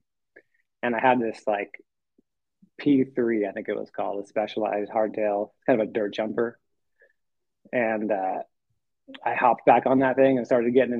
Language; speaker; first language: English; native; English